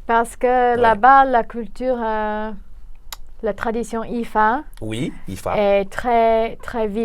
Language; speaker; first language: French; non-native, fluent; English